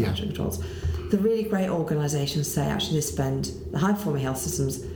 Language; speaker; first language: English; native; English